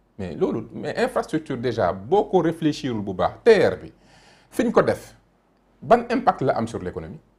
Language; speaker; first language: French; non-native, local second language; Wolof